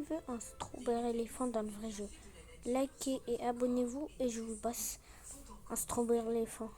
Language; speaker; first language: French; native; French